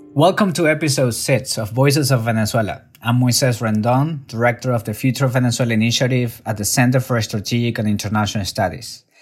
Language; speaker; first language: English; non-native, fluent; Spanish